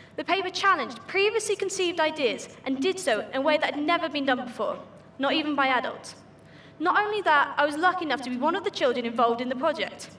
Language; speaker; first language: English; native; English